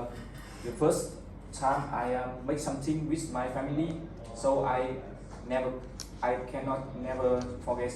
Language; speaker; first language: English; non-native, learner; Vietnamese